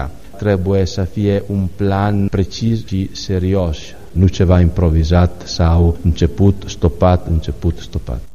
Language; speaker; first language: Romanian; non-native, fluent; Italian